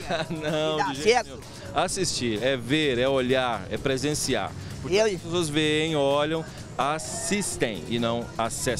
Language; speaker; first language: Portuguese; native; Portuguese